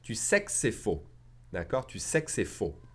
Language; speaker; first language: French; native; French